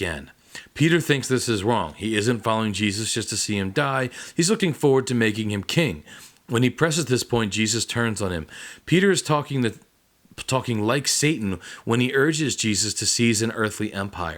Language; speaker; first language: English; native; English